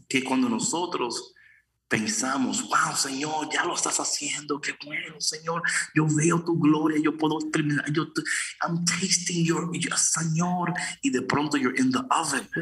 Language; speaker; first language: Spanish; early bilingual, heritage; Spanish